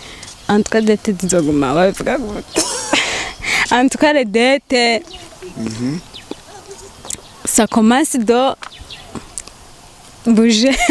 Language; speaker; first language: French; non-native, learner; Rundi